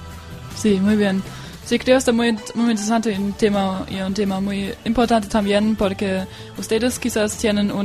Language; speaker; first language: Spanish; non-native, learner; German